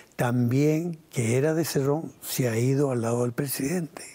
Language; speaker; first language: Spanish; native; Spanish